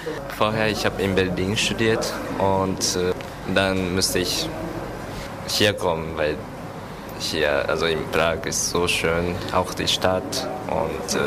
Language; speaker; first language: German; non-native, learner; Japanese